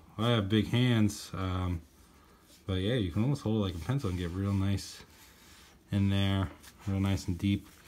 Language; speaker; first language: English; native; English